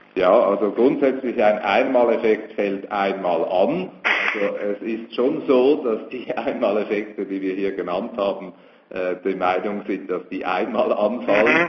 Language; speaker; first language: German; native; German